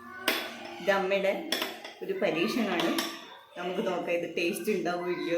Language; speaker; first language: Malayalam; native; Malayalam